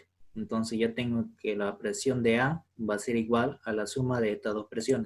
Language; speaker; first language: Spanish; native; Spanish